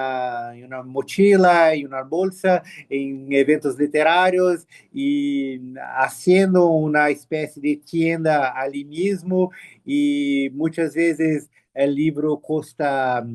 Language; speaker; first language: Spanish; non-native, learner; Portuguese